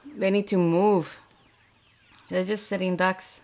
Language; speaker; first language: English; native; English